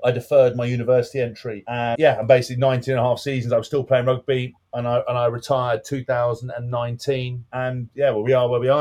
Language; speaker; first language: English; native; English